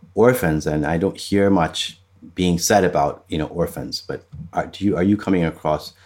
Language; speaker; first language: English; non-native, fluent; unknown